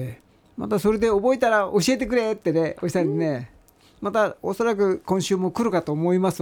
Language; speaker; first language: Japanese; native; Japanese